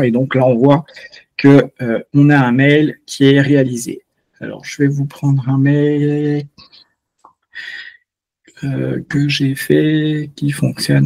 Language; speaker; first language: French; native; French